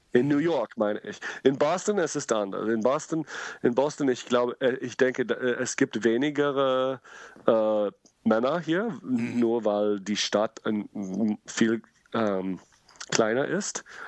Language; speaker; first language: German; non-native, learner; English